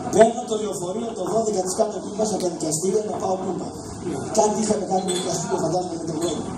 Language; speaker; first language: Greek; native; Greek